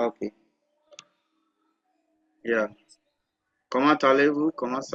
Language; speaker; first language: French; non-native, fluent; Akan